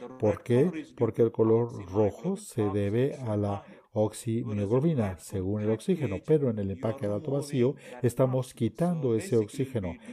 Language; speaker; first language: Spanish; non-native, fluent; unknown